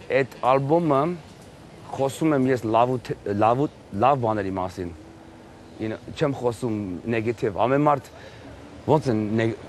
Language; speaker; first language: Armenian; early bilingual, heritage; Armenian